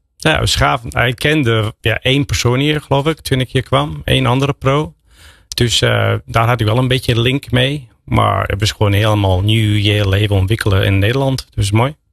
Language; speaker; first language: Dutch; non-native, fluent; English